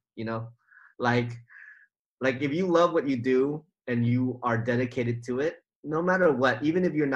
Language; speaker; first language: English; native; English